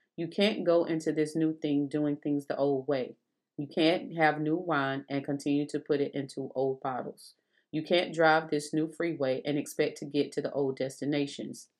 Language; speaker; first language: English; native; English